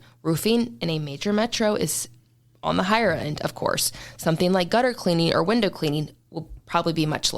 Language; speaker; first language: English; native; English